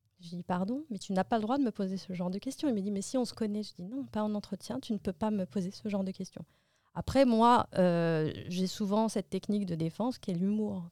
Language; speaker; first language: French; early bilingual, other home language; Arabic